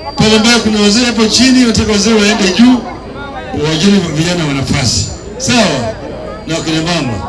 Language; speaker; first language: Swahili; non-native, local second language; Gusii